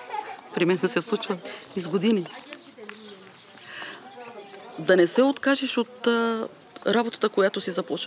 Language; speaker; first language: Bulgarian; native; Bulgarian